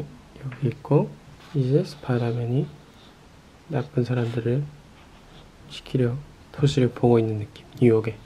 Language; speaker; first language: Korean; non-native, fluent; Japanese